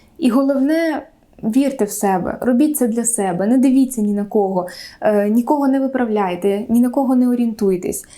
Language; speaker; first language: Ukrainian; non-native, local second language; Russian